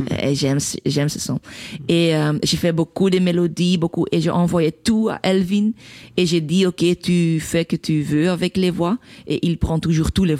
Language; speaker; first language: French; non-native, local second language; Dutch